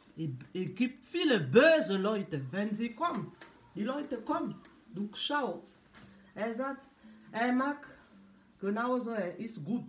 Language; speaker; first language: German; non-native, learner; French